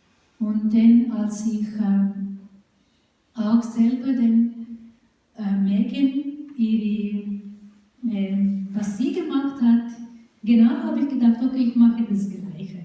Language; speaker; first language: German; non-native, fluent; Urdu